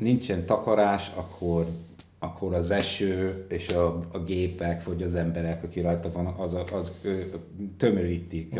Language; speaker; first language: Hungarian; non-native, fluent; English